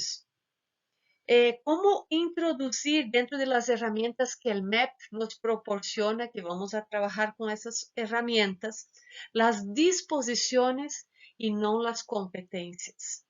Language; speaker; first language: Spanish; non-native, fluent; Portuguese